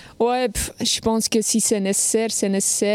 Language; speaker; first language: French; non-native, local second language; Dutch